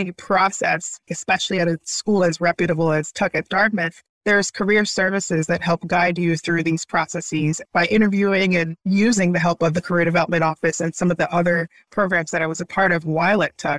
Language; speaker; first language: English; early bilingual, other home language; Haitian Creole